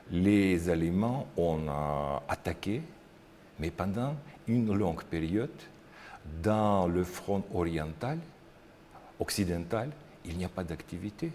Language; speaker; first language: French; non-native, learner; Russian